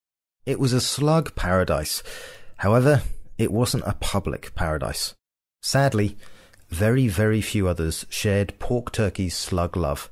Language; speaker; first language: English; native; English